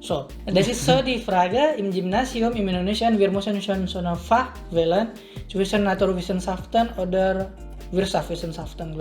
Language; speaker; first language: German; non-native, learner; Indonesian